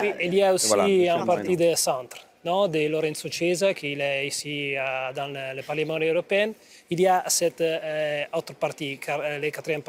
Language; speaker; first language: French; non-native, fluent; Italian